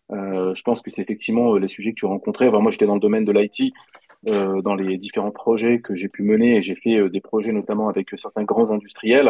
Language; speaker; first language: French; native; French